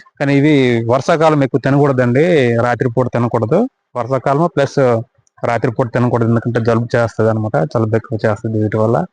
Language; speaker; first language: Telugu; non-native, local second language; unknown